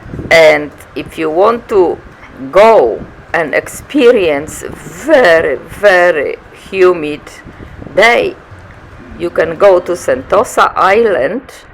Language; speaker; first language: English; non-native, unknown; Polish